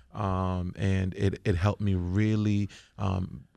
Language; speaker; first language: English; early bilingual, other home language; Haitian Creole